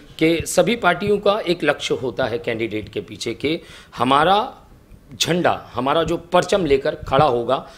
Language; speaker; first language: Hindi; non-native, local second language; Marathi